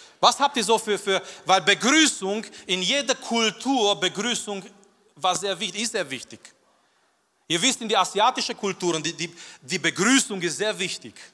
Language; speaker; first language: German; non-native, fluent; Romanian